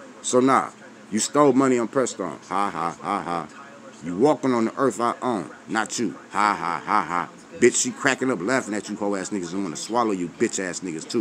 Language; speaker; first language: English; native; English